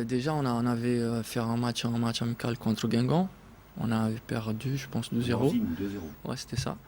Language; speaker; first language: French; non-native, fluent; Portuguese